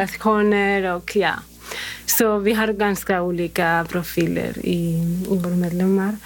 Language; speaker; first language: Swedish; non-native, fluent; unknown